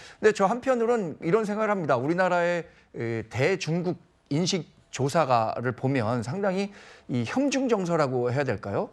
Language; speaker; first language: Korean; native; Korean